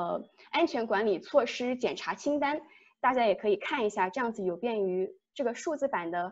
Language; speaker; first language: Chinese; native; Chinese